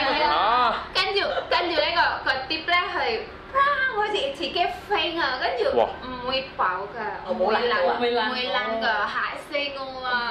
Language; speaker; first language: Chinese; non-native, learner; Indonesian